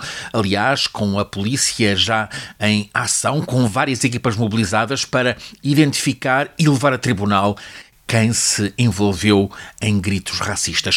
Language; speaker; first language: Portuguese; native; Portuguese